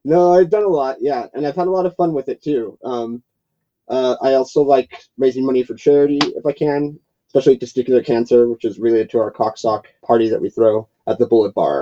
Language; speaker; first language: English; native; English